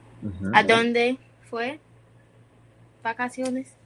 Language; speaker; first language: Spanish; non-native, learner; English